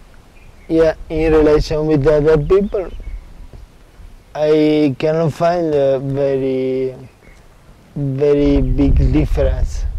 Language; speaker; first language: English; non-native, learner; Italian